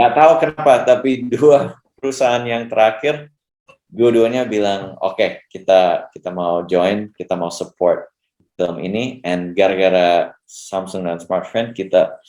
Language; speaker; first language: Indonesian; early bilingual, heritage; English